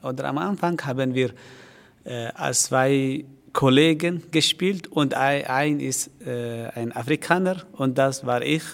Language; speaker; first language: German; non-native, learner; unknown